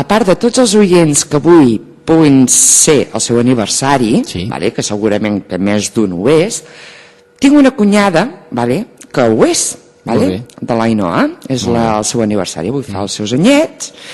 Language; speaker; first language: Catalan; native; Catalan